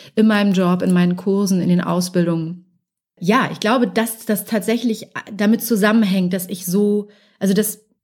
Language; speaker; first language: German; native; German